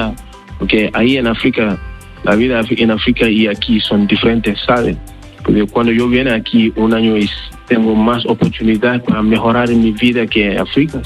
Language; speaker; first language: Spanish; non-native, learner; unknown